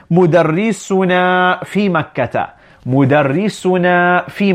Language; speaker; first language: Arabic; non-native, fluent; English